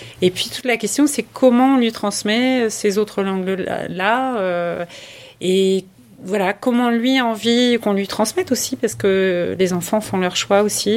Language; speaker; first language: French; early bilingual, other home language; English